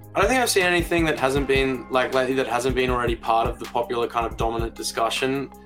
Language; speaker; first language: English; native; English